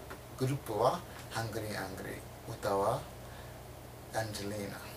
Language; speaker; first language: Japanese; non-native, learner; English